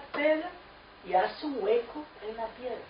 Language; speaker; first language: Spanish; non-native, fluent; Portuguese